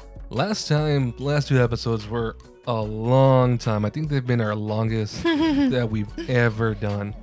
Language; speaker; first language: English; early bilingual, other home language; Spanish